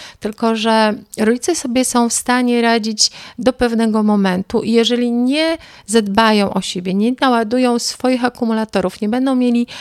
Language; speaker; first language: Polish; native; Polish